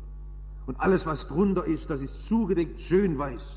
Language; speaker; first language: German; native; German